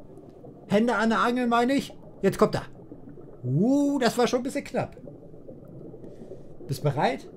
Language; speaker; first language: German; native; German